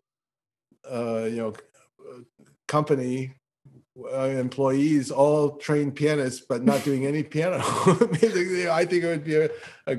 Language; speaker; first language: English; native; English